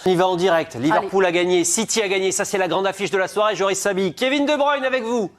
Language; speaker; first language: French; native; French